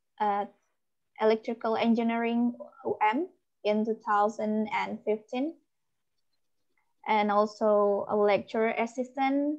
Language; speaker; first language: English; non-native, learner; Indonesian